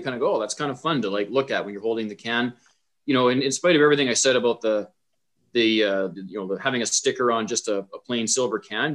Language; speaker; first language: English; native; English